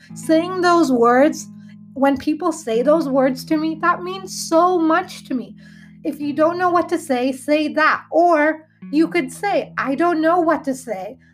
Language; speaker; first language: English; early bilingual, other home language; Hindi